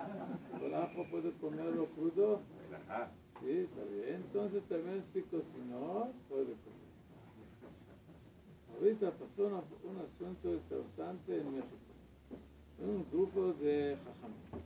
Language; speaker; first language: Spanish; non-native, learner; Hebrew